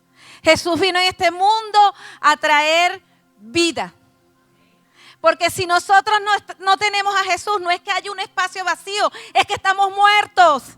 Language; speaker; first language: Spanish; native; Spanish